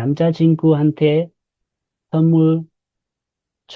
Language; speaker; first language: Korean; non-native, fluent; Lao